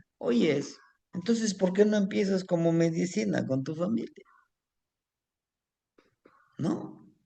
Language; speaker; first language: Spanish; native; Spanish